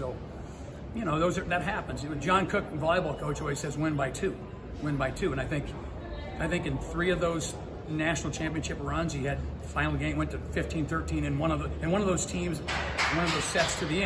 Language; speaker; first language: English; native; English